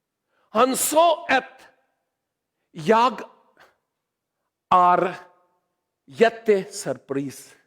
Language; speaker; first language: Swedish; non-native, learner; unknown